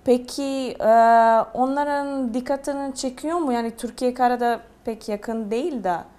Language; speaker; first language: Turkish; non-native, fluent; Serbian